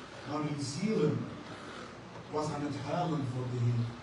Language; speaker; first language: Dutch; non-native, fluent; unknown